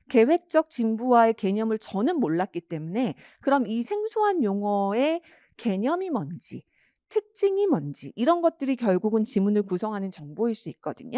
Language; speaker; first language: Korean; native; Korean